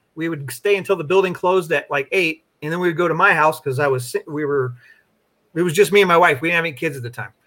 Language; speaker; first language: English; native; English